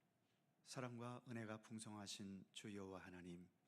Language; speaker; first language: Korean; native; Korean